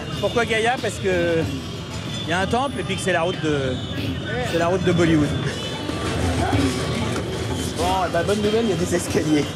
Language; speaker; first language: French; native; French